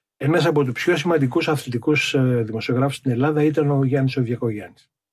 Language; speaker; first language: Greek; native; Greek